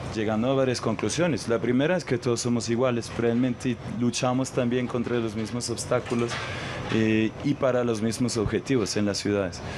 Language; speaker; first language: Spanish; non-native, fluent; German